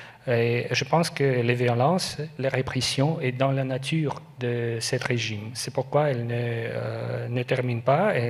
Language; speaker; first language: French; non-native, learner; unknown